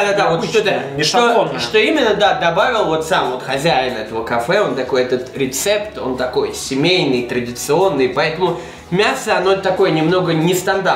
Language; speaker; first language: Russian; native; Russian